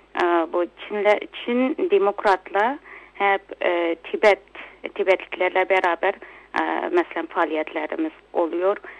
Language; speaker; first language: Turkish; non-native, local second language; Uyghur